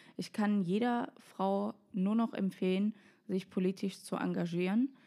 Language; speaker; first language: German; non-native, fluent; Russian